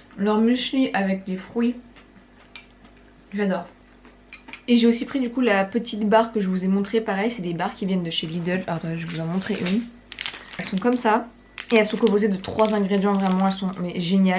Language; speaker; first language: French; native; French